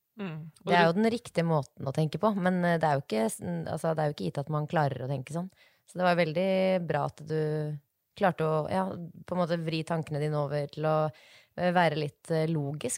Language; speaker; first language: Norwegian; native; Norwegian